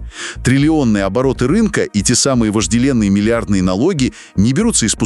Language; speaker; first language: Russian; native; Russian